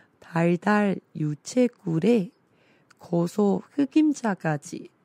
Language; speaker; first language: Korean; non-native, fluent; Chinese